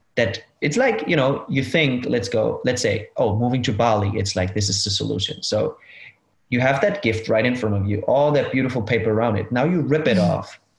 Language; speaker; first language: English; non-native, fluent; German